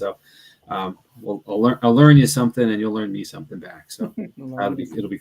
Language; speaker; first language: English; native; English